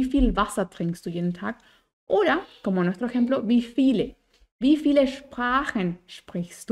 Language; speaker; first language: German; non-native, fluent; Spanish